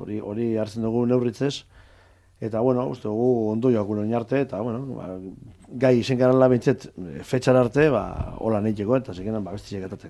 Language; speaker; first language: Basque; native; Basque